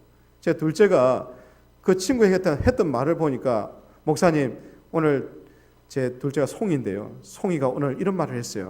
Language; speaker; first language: Korean; native; Korean